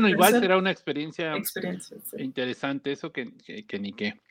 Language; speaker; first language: Spanish; native; Spanish